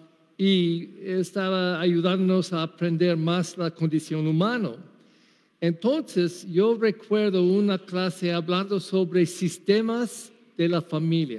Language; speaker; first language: Spanish; non-native, learner; English